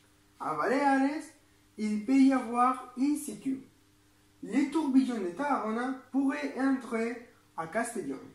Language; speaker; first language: French; non-native, learner; Spanish